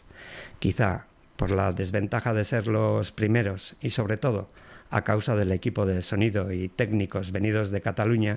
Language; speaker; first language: Spanish; non-native, local second language; Basque